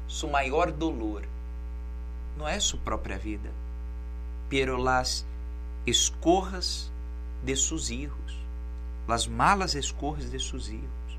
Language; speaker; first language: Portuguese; non-native, learner; Spanish